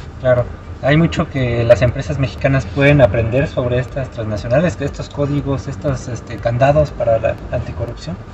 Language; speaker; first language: Spanish; native; Spanish